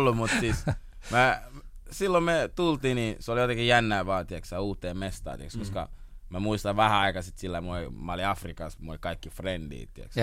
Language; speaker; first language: Finnish; early bilingual, other home language; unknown